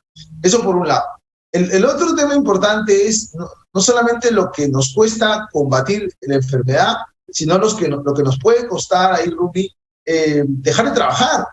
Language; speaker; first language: Spanish; native; Spanish